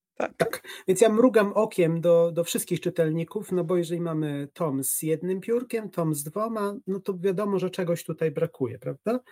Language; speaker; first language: Polish; native; Polish